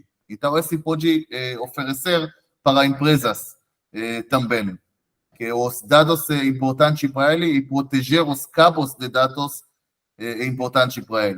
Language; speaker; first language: Portuguese; non-native, fluent; Hebrew